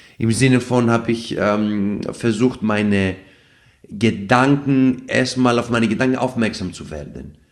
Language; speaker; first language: German; non-native, fluent; Greek